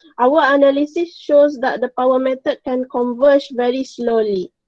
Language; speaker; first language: English; non-native, local second language; Malay